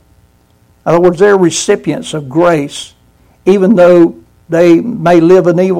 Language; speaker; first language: English; native; English